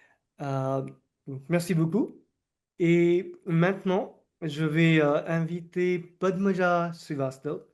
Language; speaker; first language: French; non-native, fluent; Hindi